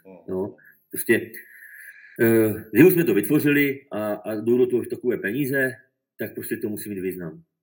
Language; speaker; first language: Czech; native; Czech